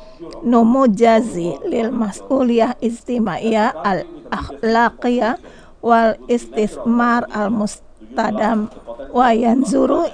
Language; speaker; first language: Arabic; non-native, fluent; Indonesian